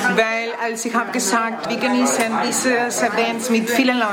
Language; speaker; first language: German; non-native, learner; Spanish